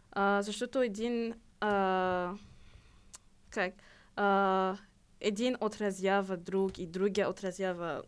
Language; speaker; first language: Bulgarian; non-native, learner; Rundi